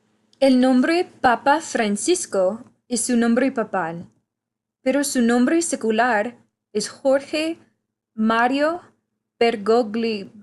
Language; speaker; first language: Spanish; non-native, fluent; English